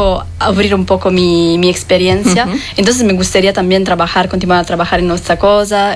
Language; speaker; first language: Spanish; non-native, fluent; Italian